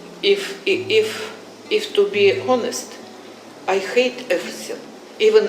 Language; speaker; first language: English; non-native, learner; Russian